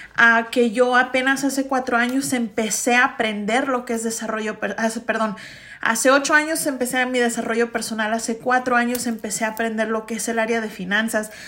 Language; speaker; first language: Spanish; early bilingual, heritage; Spanish